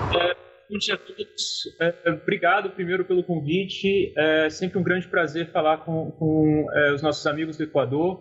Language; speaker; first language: Portuguese; native; Portuguese